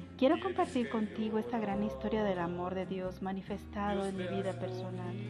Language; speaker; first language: Spanish; non-native, local second language; Kʼicheʼ